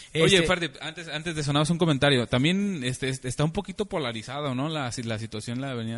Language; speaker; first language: Spanish; native; Spanish